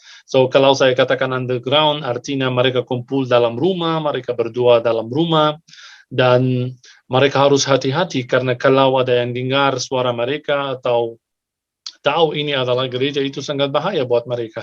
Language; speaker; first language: Indonesian; non-native, fluent; Arabic